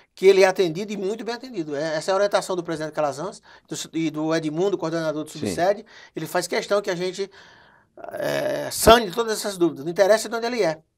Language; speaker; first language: Portuguese; native; Portuguese